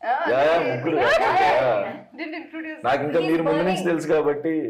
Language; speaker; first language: Telugu; native; Telugu